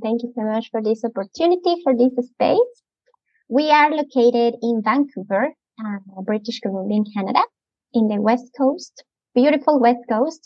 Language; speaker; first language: English; non-native, fluent; Spanish